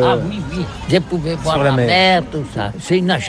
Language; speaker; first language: French; non-native, learner; Catalan